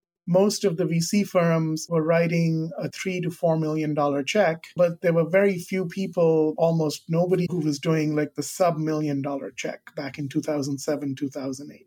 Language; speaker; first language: English; non-native, local second language; Hindi